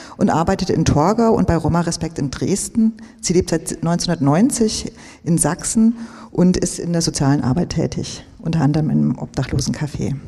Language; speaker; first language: German; native; German